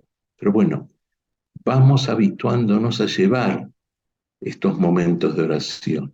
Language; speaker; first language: Spanish; native; Spanish